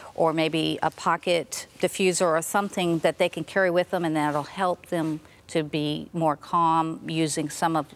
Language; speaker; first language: English; native; English